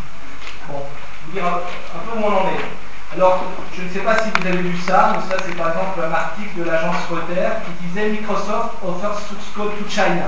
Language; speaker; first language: French; native; French